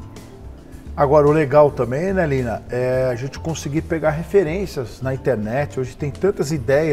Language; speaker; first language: Portuguese; native; Portuguese